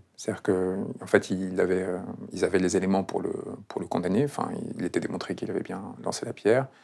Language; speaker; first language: French; non-native, fluent; Spanish